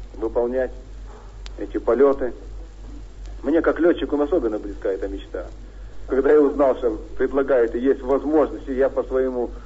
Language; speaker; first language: Russian; native; Russian